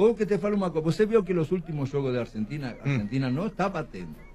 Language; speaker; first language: Portuguese; non-native, fluent; Spanish